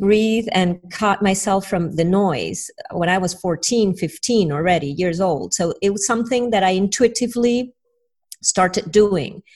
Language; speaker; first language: English; non-native, fluent; Spanish